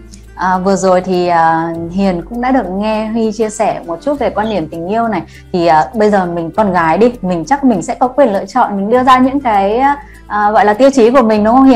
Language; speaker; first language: Vietnamese; native; Vietnamese